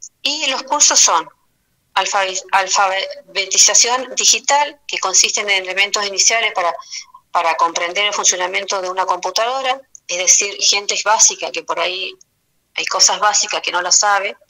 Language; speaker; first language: Spanish; native; Spanish